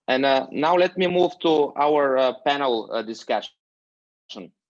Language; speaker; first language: English; non-native, fluent; Bulgarian